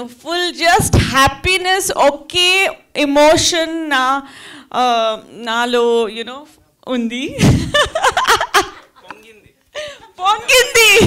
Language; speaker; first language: Telugu; non-native, fluent; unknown